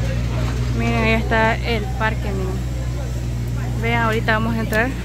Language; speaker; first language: Spanish; native; Spanish